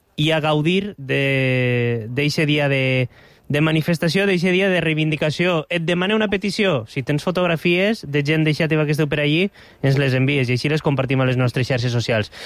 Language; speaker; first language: Catalan; native; Catalan